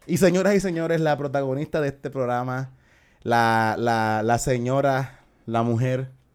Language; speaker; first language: Spanish; native; Spanish